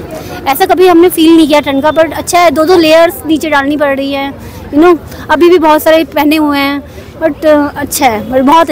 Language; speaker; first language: Hindi; native; Hindi